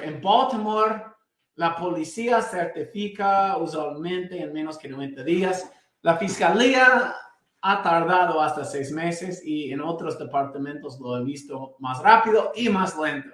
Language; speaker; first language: Spanish; non-native, fluent; English